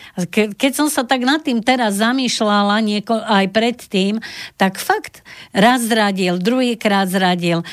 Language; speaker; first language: Slovak; native; Slovak